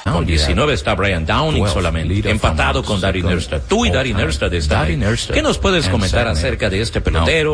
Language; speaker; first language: Spanish; native; Spanish